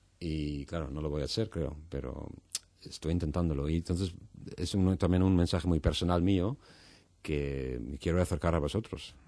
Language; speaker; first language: Spanish; non-native, fluent; Dutch